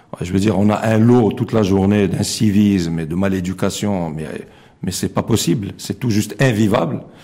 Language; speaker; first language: French; non-native, local second language; Arabic